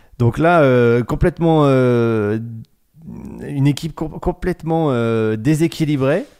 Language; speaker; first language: French; native; French